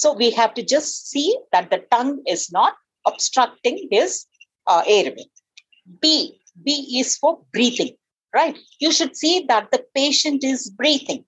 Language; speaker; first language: English; non-native, local second language; Telugu